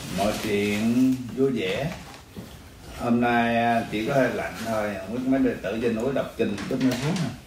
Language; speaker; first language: Vietnamese; early bilingual, other home language; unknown